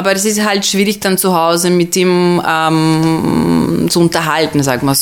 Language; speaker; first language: German; non-native, fluent; Russian